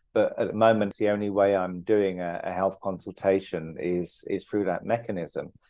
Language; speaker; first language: English; native; English